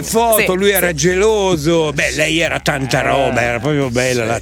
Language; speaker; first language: Italian; native; Italian